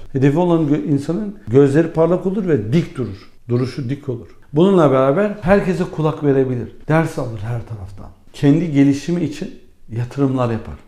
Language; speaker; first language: Turkish; early bilingual, heritage; Turkish